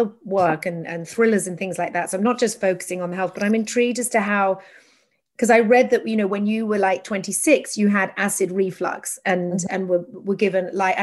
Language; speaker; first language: English; native; English